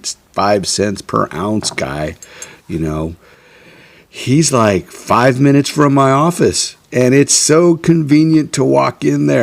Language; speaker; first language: English; native; English